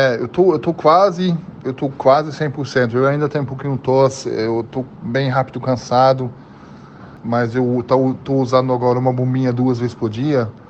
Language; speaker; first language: Portuguese; early bilingual, heritage; German